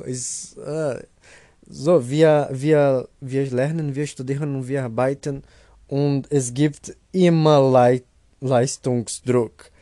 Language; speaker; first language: German; non-native, learner; Portuguese